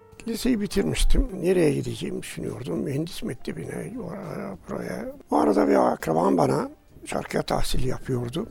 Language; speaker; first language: Turkish; native; Turkish